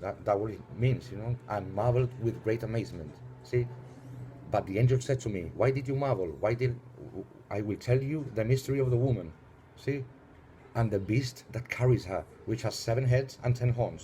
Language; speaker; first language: English; non-native, fluent; Spanish